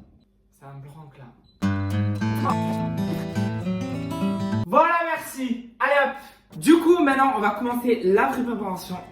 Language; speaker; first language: French; native; French